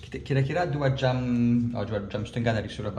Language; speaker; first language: Indonesian; non-native, learner; English